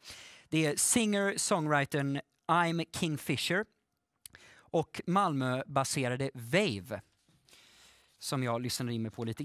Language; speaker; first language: Swedish; native; Swedish